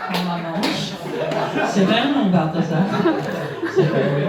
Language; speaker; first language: French; non-native, learner; English